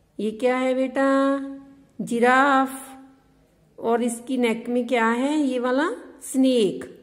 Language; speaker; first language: Hindi; non-native, local second language; Punjabi